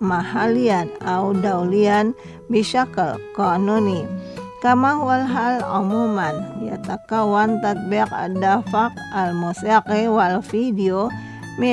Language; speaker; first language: Arabic; non-native, fluent; Indonesian